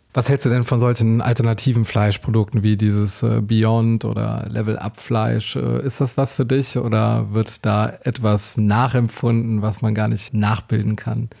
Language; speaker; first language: German; native; German